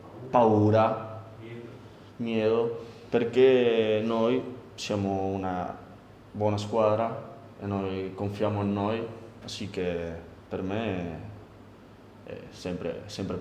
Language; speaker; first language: Italian; non-native, learner; Spanish